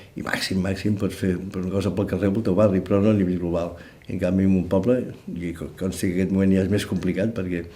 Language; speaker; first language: Catalan; native; Catalan